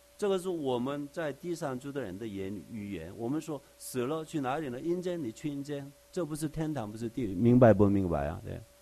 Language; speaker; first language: Chinese; non-native, fluent; Korean